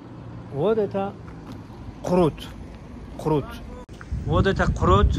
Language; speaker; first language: Russian; non-native, learner; Tajik